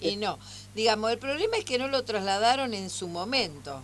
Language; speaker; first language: Spanish; native; Spanish